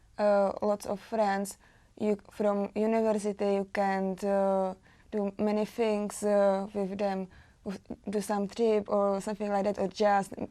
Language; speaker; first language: English; non-native, learner; Czech